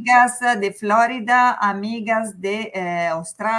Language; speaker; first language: Spanish; non-native, fluent; Italian